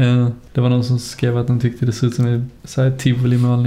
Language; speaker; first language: Swedish; native; Swedish